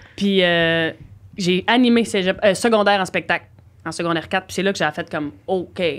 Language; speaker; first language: French; native; French